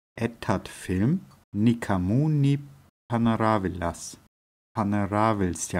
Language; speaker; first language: Russian; non-native, learner; German